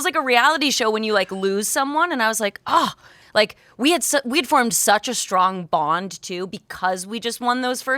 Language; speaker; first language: English; native; English